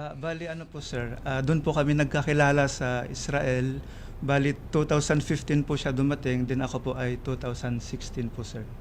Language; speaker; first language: Filipino; native; Filipino